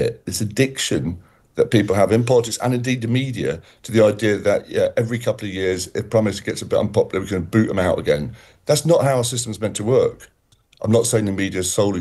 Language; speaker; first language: English; native; English